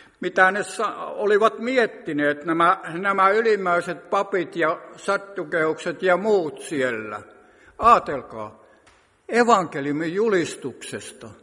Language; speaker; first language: Finnish; native; Finnish